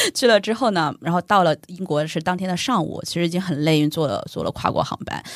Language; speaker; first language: Chinese; native; Chinese